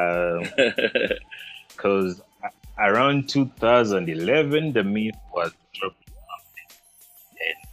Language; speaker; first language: English; non-native, local second language; Ganda